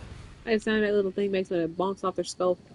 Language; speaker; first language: English; native; English